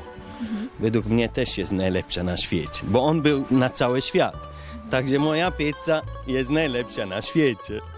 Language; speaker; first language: Polish; non-native, fluent; Italian